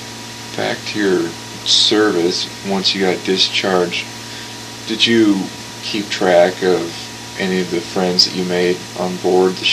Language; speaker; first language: English; native; English